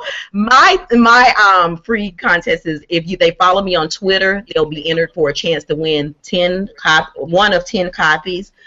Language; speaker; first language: English; native; English